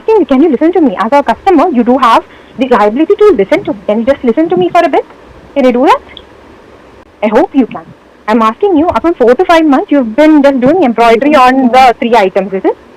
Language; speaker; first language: English; non-native, local second language; Malayalam